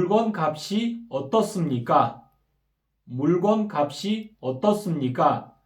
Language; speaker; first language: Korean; non-native, fluent; Kyrgyz